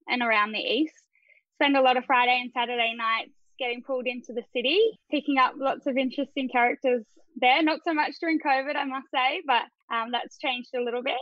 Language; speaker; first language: English; native; English